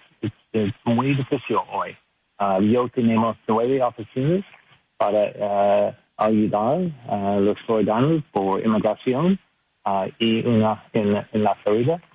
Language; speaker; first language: Spanish; non-native, learner; English